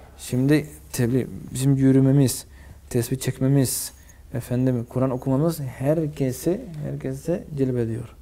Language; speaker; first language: Turkish; non-native, fluent; Spanish